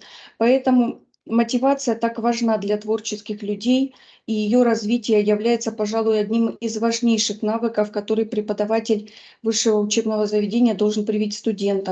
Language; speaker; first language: Russian; native; Russian